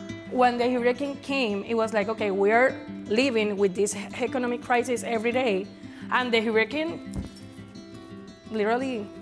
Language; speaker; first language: English; non-native, fluent; Spanish